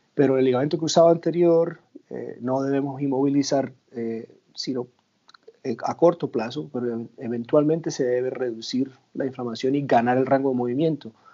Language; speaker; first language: Spanish; native; Spanish